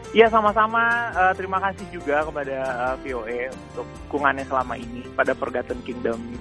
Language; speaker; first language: Indonesian; native; Indonesian